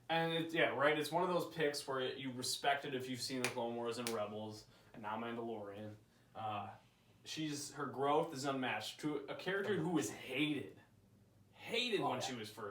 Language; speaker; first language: English; native; English